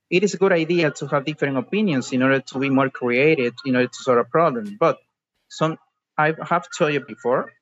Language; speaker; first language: English; non-native, fluent; Spanish